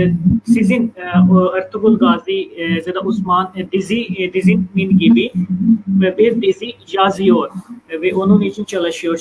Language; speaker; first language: Turkish; non-native, fluent; Urdu